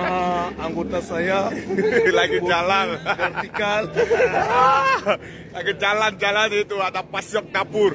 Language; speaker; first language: Indonesian; non-native, learner; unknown